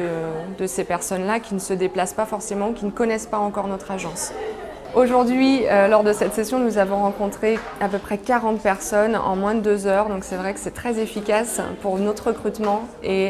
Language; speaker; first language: French; native; French